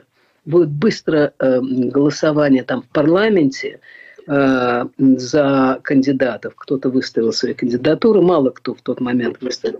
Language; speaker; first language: Russian; native; Russian